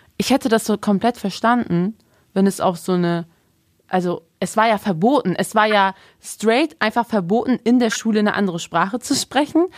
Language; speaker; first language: German; native; German